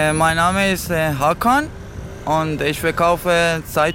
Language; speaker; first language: German; non-native, learner; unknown